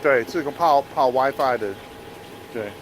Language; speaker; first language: Chinese; non-native, learner; English